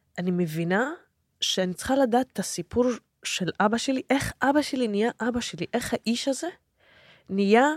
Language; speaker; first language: Hebrew; non-native, local second language; Arabic